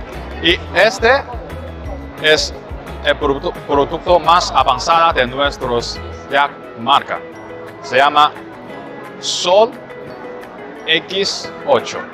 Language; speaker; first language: Spanish; non-native, learner; Chinese